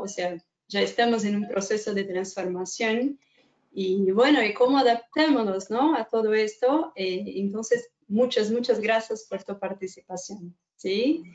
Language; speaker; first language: Spanish; non-native, fluent; Portuguese